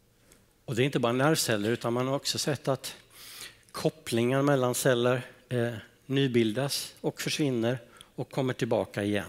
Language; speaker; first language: Swedish; native; Swedish